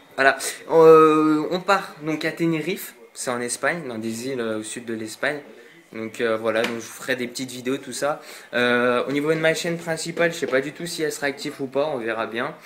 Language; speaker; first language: French; native; French